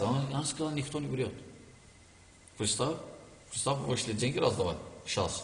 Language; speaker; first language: Russian; non-native, learner; Azerbaijani